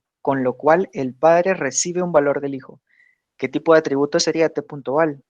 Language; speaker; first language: Spanish; native; Spanish